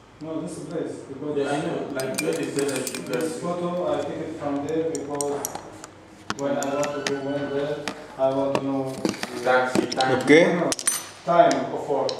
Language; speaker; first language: English; non-native, learner; Arabic